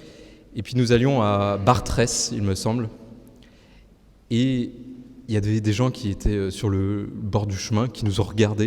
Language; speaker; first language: French; native; French